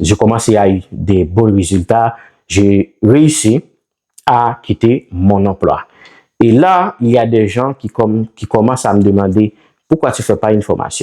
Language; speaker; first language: French; non-native, local second language; Haitian Creole